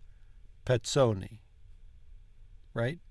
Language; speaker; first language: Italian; non-native, learner; English